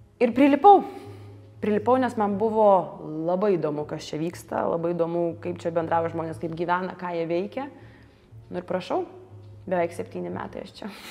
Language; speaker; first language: Lithuanian; early bilingual, other home language; Russian